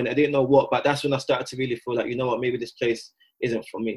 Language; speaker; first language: English; native; English